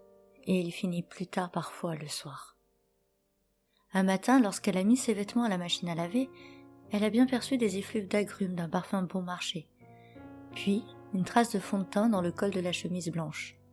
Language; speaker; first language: French; native; French